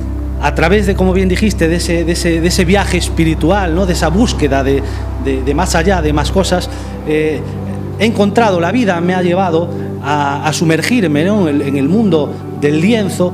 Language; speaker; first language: Spanish; native; Spanish